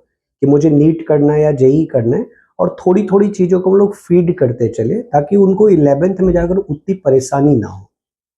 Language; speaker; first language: Hindi; native; Hindi